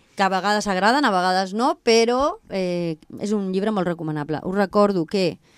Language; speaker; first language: Catalan; non-native, local second language; Spanish